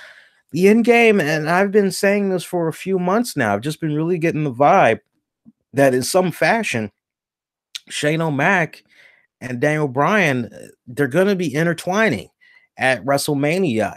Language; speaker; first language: English; native; English